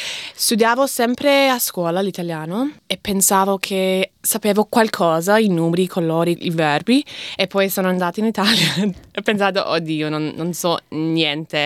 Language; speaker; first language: Italian; non-native, fluent; English